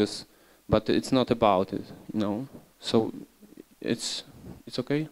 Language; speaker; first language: English; non-native, learner; Polish